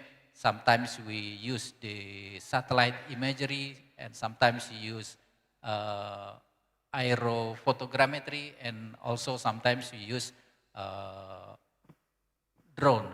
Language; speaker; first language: English; non-native, learner; Indonesian